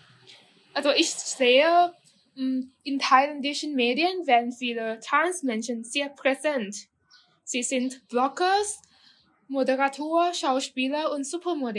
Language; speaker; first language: German; non-native, fluent; Thai